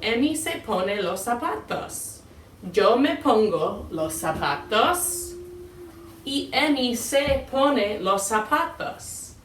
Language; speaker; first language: Spanish; non-native, fluent; English